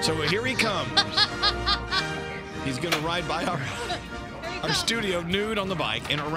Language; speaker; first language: English; native; English